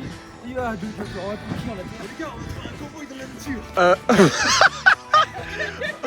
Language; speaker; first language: French; native; French